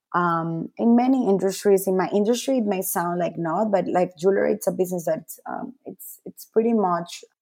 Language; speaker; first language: English; non-native, fluent; Spanish